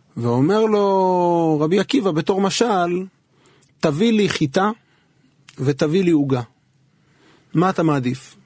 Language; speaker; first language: Hebrew; native; Hebrew